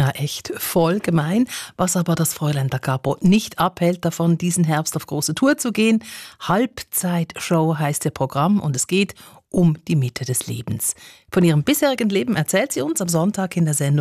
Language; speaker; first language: German; native; German